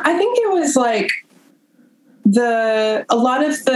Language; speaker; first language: English; native; English